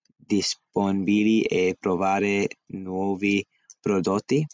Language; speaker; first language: Italian; non-native, learner; English